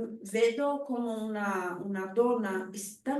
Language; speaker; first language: Italian; non-native, learner; Portuguese